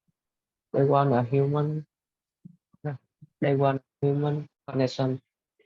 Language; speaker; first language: English; non-native, learner; Vietnamese